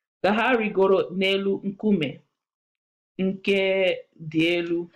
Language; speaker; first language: Igbo; non-native, learner; English